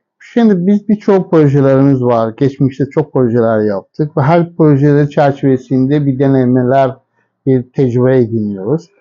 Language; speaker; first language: Turkish; non-native, fluent; Persian